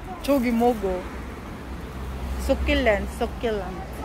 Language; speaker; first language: Korean; non-native, learner; Filipino